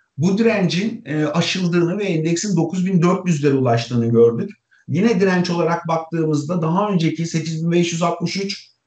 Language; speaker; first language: Turkish; native; Turkish